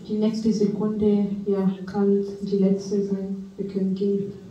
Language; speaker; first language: German; non-native, fluent; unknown